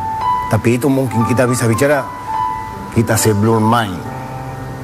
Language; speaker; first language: Indonesian; non-native, fluent; Spanish